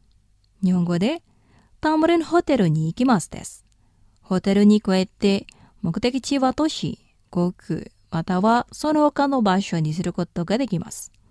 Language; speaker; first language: Japanese; non-native, fluent; Indonesian